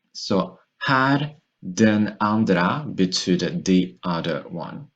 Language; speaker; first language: Swedish; non-native, fluent; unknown